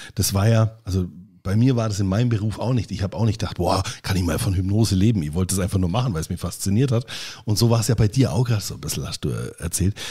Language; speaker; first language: German; native; German